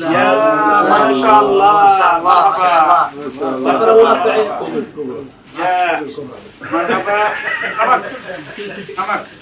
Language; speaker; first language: Arabic; non-native, learner; Bangla